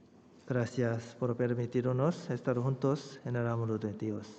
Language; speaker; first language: Spanish; non-native, fluent; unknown